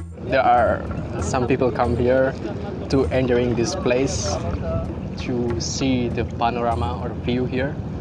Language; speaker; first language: English; non-native, learner; Indonesian